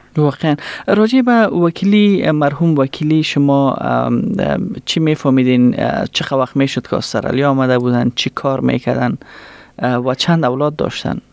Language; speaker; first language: Persian; non-native, local second language; Pashto